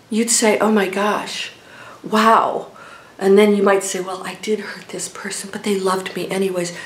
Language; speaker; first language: English; native; English